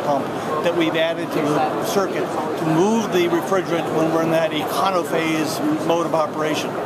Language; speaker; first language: English; native; English